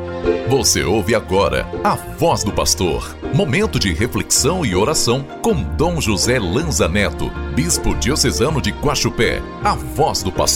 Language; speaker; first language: Portuguese; native; Portuguese